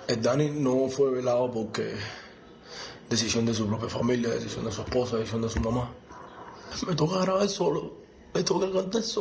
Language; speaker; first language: Spanish; native; Spanish